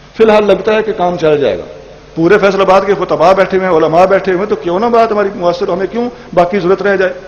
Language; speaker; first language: Urdu; non-native, local second language; Punjabi